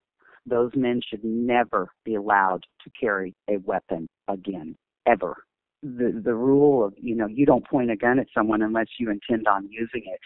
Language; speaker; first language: English; native; English